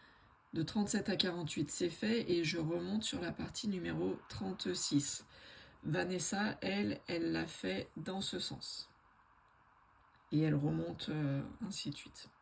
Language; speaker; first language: French; native; French